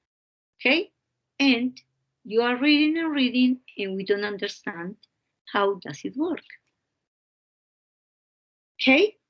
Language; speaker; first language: English; non-native, fluent; Spanish